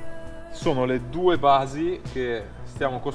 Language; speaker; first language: Italian; native; Italian